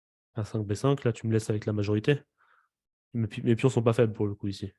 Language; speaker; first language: French; native; French